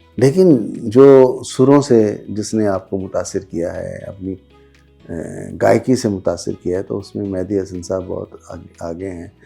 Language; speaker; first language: Urdu; non-native, local second language; Punjabi